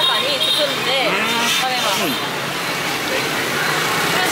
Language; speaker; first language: Japanese; non-native, fluent; Vietnamese